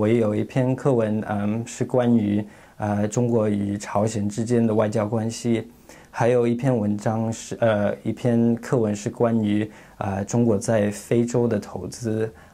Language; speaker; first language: Chinese; non-native, fluent; English